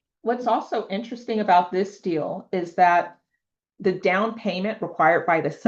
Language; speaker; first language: English; native; English